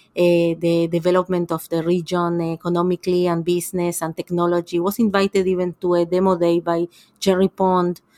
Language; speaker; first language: English; non-native, fluent; Spanish